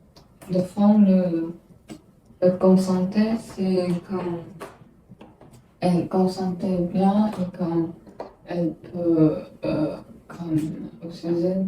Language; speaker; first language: French; non-native, learner; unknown